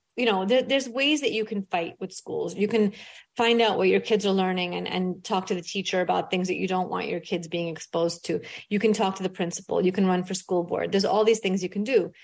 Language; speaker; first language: English; early bilingual, other home language; Russian